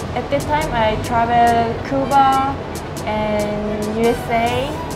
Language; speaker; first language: English; non-native, learner; Korean